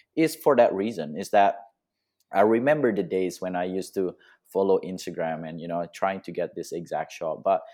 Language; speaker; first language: English; non-native, fluent; Indonesian